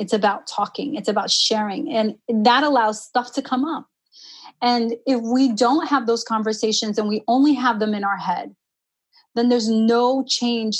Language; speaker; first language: English; early bilingual, other home language; Spanish